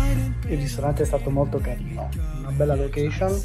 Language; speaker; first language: Italian; native; Italian